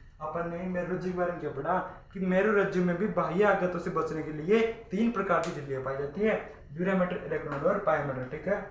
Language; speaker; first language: Hindi; native; Hindi